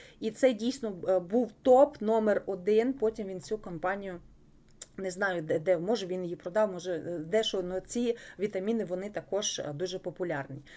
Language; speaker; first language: Ukrainian; non-native, local second language; Russian